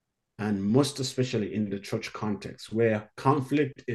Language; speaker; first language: English; non-native, local second language; Hausa